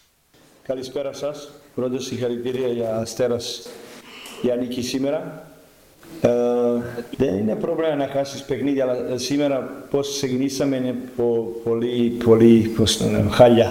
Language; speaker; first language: Greek; non-native, learner; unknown